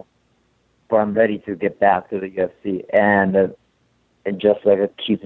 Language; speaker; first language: English; non-native, fluent; Japanese